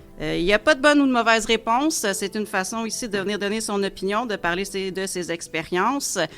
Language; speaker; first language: French; native; French